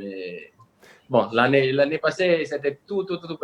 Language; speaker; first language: French; non-native, learner; Italian